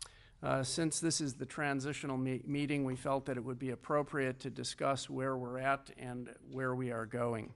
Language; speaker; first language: English; native; English